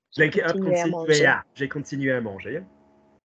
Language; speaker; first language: French; non-native, fluent; English